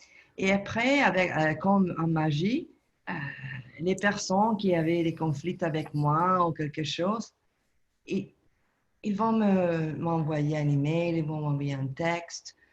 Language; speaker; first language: French; non-native, learner; Italian